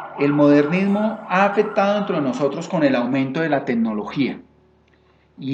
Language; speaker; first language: Spanish; native; Spanish